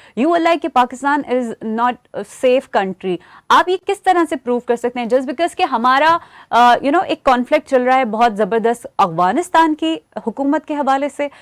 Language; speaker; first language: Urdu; native; Urdu